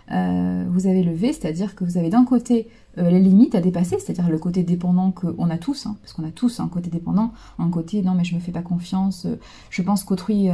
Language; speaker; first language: French; native; French